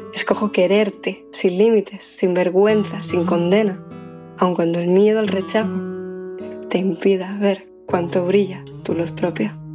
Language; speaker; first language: Spanish; native; Spanish